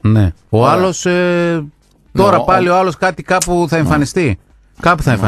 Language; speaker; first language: Greek; native; Greek